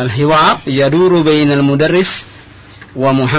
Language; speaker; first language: Arabic; non-native, fluent; Indonesian